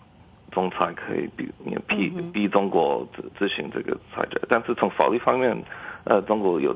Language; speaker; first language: Chinese; early bilingual, heritage; English